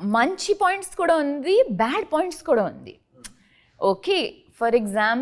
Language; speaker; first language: Telugu; non-native, learner; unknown